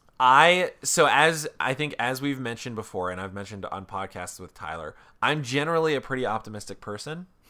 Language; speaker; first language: English; native; English